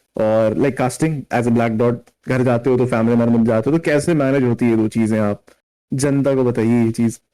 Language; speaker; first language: Hindi; native; Hindi